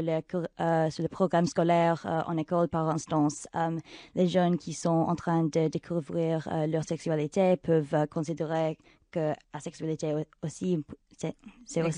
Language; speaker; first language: French; non-native, local second language; English